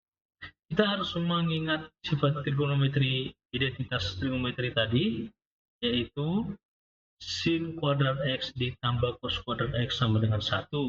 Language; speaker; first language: Indonesian; native; Indonesian